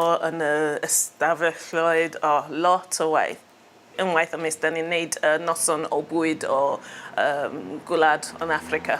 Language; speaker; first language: Welsh; non-native, learner; English